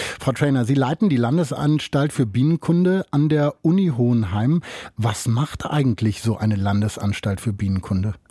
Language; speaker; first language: German; native; German